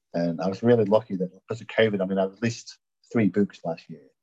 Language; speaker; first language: English; native; English